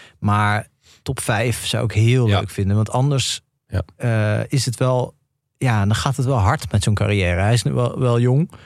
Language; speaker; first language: Dutch; native; Dutch